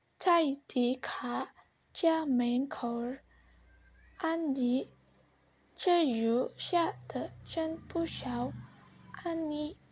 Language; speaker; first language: Chinese; non-native, learner; Indonesian